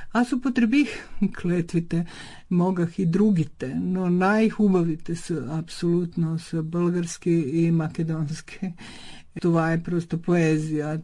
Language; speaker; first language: Bulgarian; early bilingual, heritage; Croatian